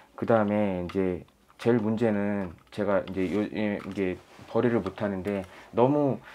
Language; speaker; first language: Korean; native; Korean